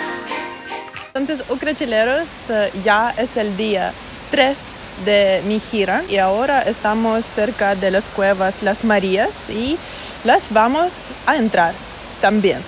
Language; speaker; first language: Spanish; non-native, fluent; Russian